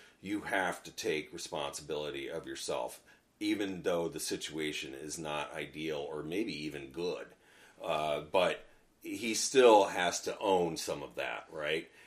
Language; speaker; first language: English; native; English